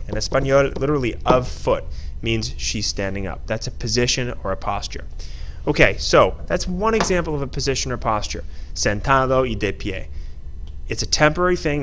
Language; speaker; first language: English; native; English